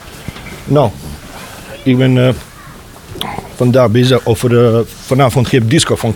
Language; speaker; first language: Dutch; non-native, learner; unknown